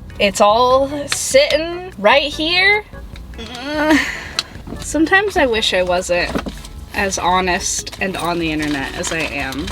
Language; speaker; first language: English; native; English